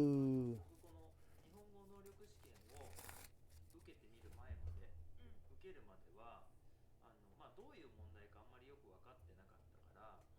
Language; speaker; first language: Japanese; native; Japanese